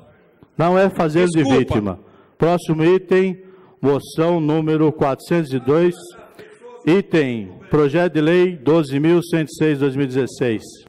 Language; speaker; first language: Portuguese; native; Portuguese